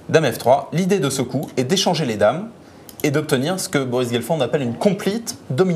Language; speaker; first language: French; native; French